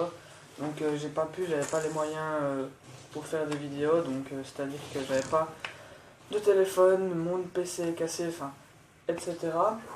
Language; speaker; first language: French; native; French